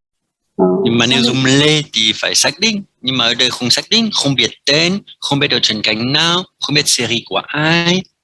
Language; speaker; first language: Vietnamese; non-native, fluent; French